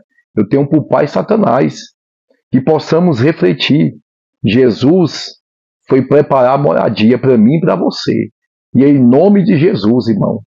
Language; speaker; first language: Portuguese; native; Portuguese